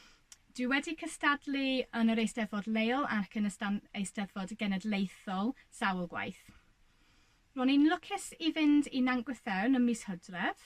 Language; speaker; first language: Welsh; non-native, learner; English